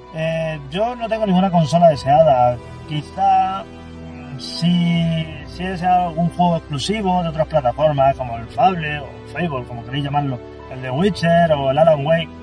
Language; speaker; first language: Spanish; native; Spanish